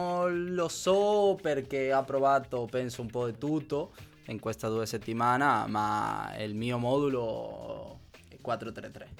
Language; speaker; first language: Italian; non-native, learner; Spanish